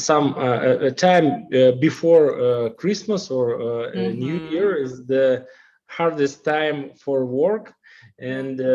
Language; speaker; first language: English; non-native, learner; Russian